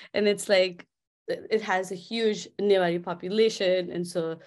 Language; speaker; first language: English; non-native, local second language; Nepali